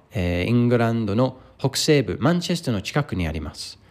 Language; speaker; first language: Japanese; non-native, fluent; English